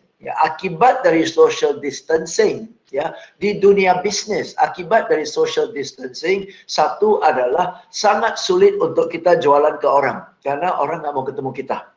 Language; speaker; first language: Indonesian; non-native, fluent; English